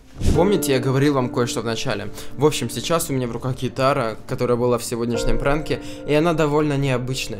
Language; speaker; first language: Russian; native; Russian